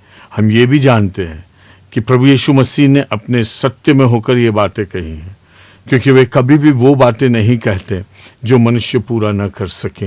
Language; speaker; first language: Hindi; native; Hindi